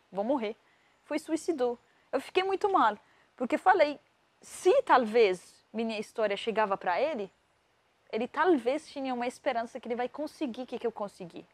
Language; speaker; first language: Portuguese; non-native, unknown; Arabic